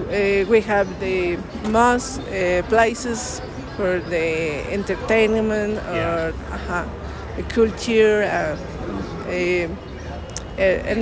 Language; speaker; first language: English; non-native, learner; Spanish